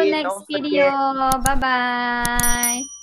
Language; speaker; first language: English; non-native, learner; Indonesian